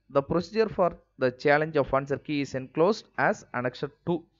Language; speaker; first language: English; non-native, local second language; Tamil